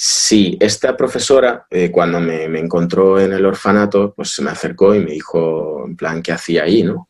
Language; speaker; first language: Spanish; early bilingual, other home language; Russian